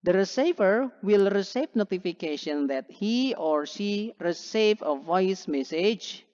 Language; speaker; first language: English; non-native, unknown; Indonesian